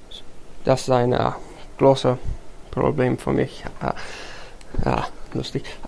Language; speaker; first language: German; non-native, learner; English